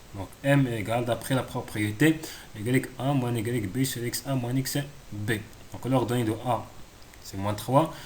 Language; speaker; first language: French; non-native, local second language; Arabic